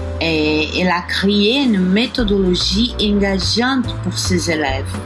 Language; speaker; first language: French; non-native, learner; Portuguese